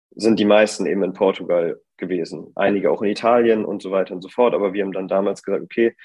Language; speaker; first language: German; native; German